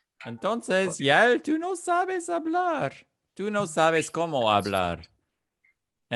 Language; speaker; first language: Spanish; non-native, fluent; English